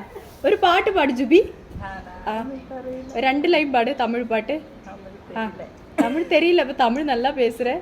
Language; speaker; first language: Tamil; non-native, learner; Malayalam